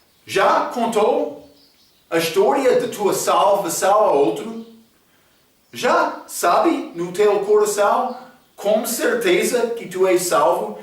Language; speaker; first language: Portuguese; non-native, learner; English